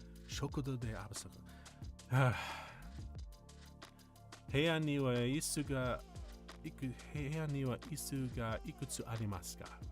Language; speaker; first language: Japanese; non-native, learner; English